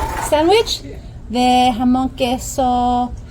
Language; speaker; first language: Spanish; non-native, learner; English